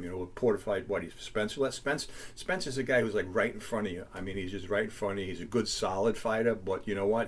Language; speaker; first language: English; native; English